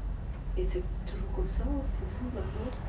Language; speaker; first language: French; non-native, fluent; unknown